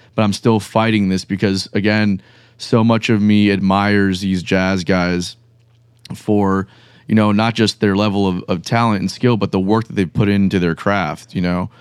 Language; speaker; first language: English; early bilingual, other home language; Spanish